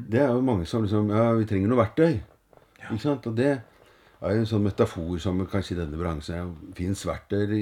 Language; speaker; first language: Norwegian; native; Norwegian